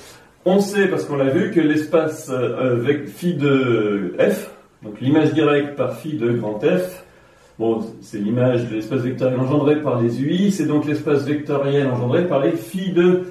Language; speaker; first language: French; native; French